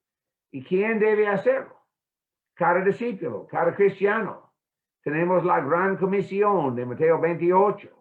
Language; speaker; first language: Spanish; non-native, fluent; English